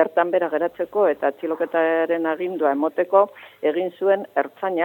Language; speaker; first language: Basque; native; Basque